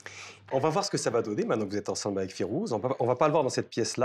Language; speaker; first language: French; native; French